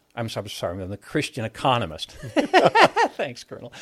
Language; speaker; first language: English; native; English